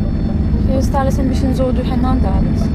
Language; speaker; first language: German; non-native, fluent; Russian